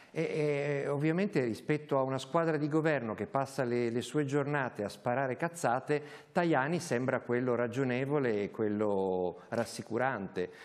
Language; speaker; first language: Italian; native; Italian